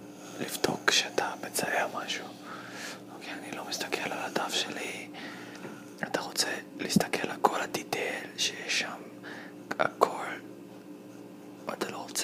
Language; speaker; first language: Hebrew; non-native, fluent; English